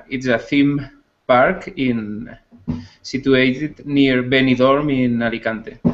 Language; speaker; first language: English; non-native, learner; Spanish